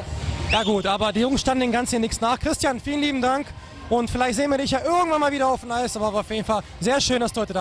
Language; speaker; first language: German; native; German